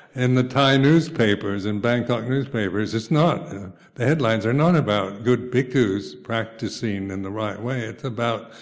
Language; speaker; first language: English; native; English